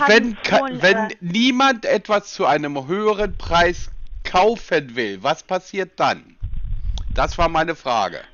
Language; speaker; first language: German; native; German